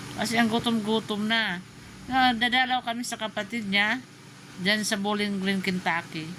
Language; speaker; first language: Filipino; non-native, local second language; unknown